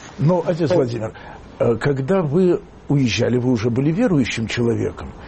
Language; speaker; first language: Russian; native; Russian